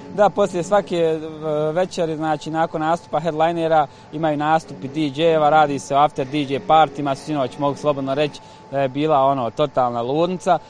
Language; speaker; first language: Bosnian; native; Bosnian